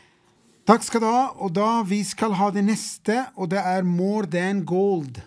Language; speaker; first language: Norwegian; non-native, fluent; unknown